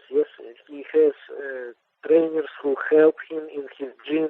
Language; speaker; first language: English; non-native, learner; Russian